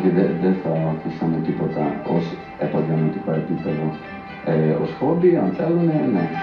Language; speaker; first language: Greek; non-native, fluent; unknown